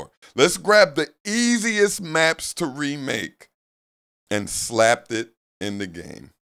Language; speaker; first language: English; native; English